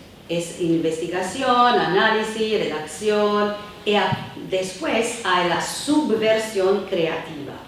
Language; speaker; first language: Spanish; non-native, fluent; Italian